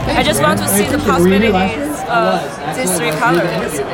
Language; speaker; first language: English; non-native, learner; Chinese